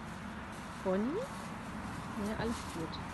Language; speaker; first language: German; native; German